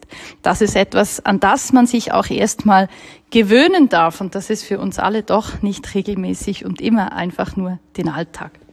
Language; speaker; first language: German; native; German